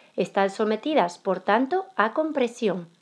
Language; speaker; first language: Spanish; native; Spanish